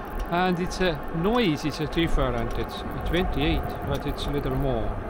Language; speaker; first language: English; non-native, learner; Estonian